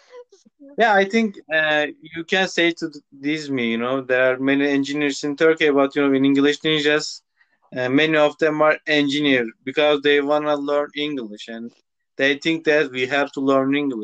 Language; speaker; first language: English; non-native, local second language; Turkish